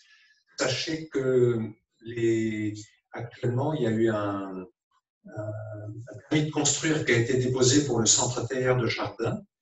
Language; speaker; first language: French; native; French